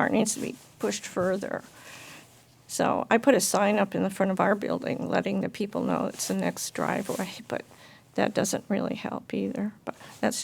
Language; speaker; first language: English; native; English